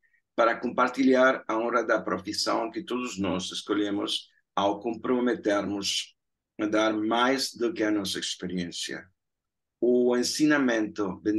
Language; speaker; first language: Portuguese; non-native, fluent; Spanish